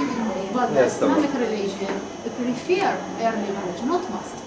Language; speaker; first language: English; non-native, learner; Arabic